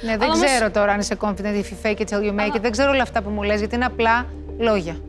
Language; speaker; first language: Greek; native; Greek